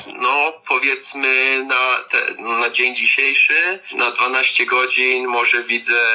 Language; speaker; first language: Polish; early bilingual, heritage; Polish